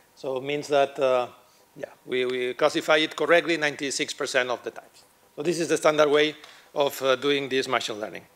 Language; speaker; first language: English; non-native, fluent; Catalan